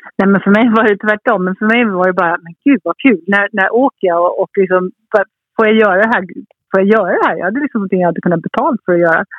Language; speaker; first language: Swedish; early bilingual, heritage; Swedish